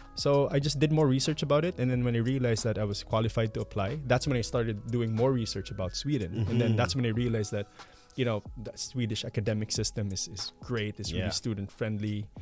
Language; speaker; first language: English; non-native, local second language; Filipino